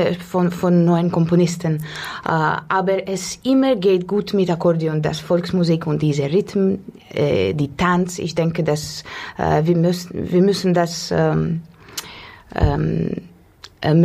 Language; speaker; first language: German; non-native, fluent; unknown